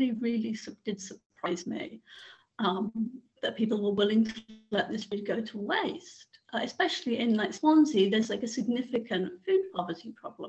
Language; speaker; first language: English; native; English